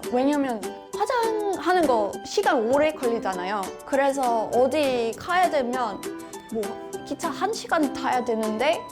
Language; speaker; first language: Korean; non-native, fluent; English